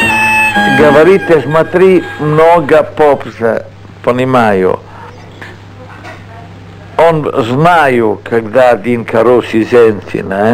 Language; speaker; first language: Russian; non-native, learner; Italian